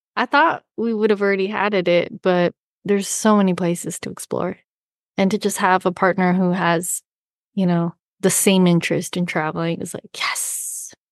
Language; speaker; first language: English; native; English